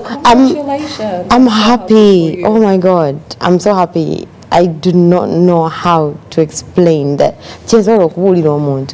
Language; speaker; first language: English; non-native, local second language; Ganda